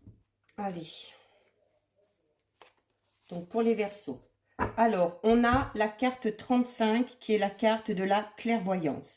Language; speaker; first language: French; native; French